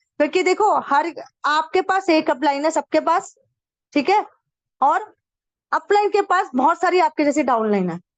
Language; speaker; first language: Hindi; native; Hindi